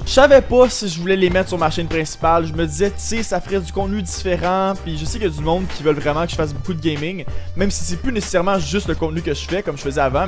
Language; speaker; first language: French; native; French